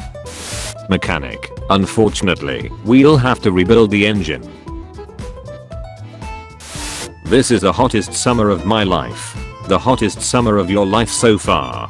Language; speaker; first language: English; native; English